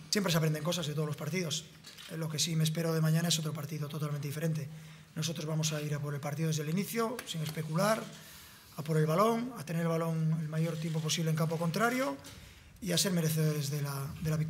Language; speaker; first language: Spanish; native; Spanish